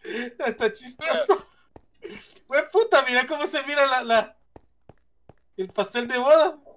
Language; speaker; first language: Spanish; native; Spanish